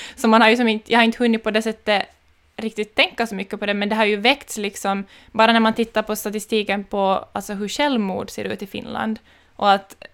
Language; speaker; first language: Swedish; native; Swedish